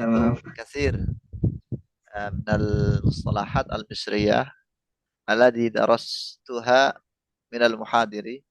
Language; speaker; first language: Arabic; non-native, fluent; Indonesian